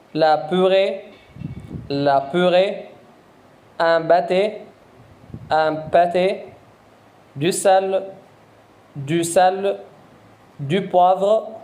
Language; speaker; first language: French; non-native, fluent; Arabic